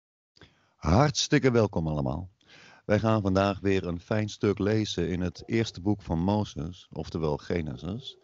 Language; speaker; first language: Dutch; native; Dutch